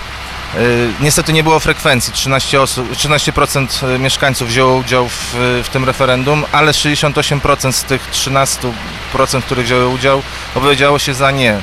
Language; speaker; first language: Polish; native; Polish